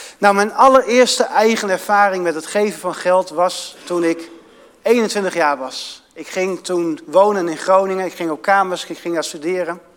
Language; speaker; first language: Dutch; native; Dutch